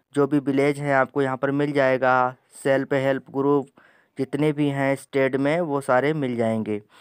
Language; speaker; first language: Hindi; native; Hindi